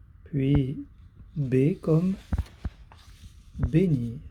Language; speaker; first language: French; native; French